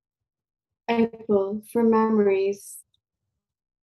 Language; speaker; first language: English; non-native, local second language; Urdu